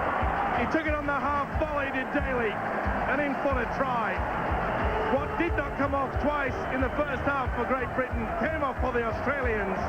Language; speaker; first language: English; native; English